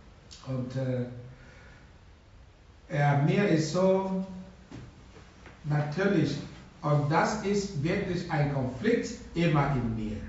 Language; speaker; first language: German; non-native, learner; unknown